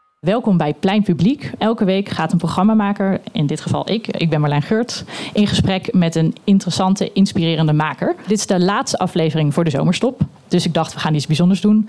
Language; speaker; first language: Dutch; native; Dutch